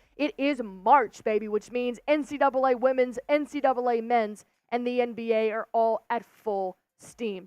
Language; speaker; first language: English; native; English